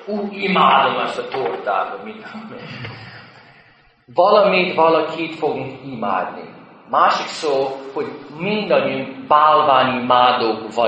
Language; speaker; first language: Hungarian; non-native, fluent; English